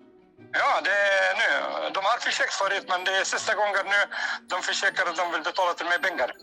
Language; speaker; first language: Swedish; non-native, learner; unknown